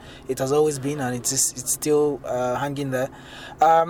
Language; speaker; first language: English; non-native, local second language; Yoruba